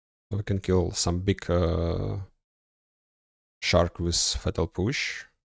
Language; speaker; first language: English; non-native, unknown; Ukrainian